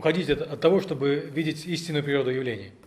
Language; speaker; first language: Russian; native; Russian